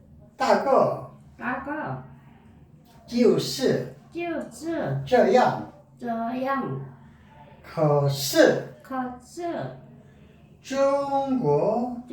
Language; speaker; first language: Chinese; non-native, learner; Korean